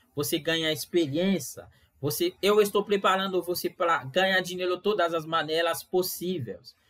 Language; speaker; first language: Portuguese; non-native, fluent; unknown